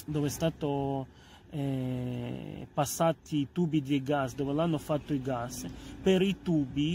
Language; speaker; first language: Italian; non-native, fluent; Ukrainian